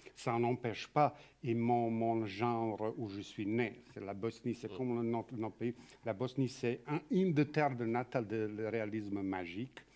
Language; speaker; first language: French; non-native, fluent; Serbian